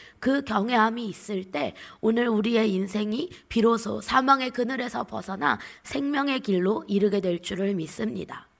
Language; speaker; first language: Korean; native; Korean